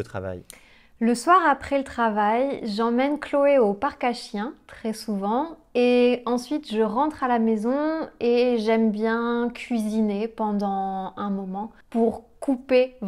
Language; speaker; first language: French; native; French